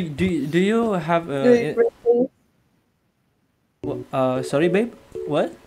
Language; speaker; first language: English; non-native, learner; Indonesian